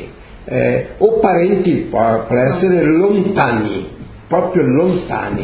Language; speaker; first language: Italian; early bilingual, heritage; Portuguese